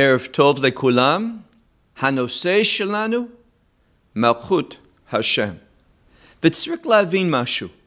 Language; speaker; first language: Hebrew; non-native, fluent; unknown